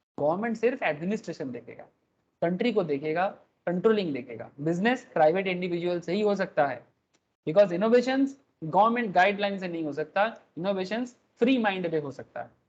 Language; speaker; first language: Hindi; non-native, local second language; Bangla